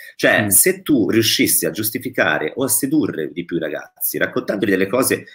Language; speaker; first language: Italian; native; Italian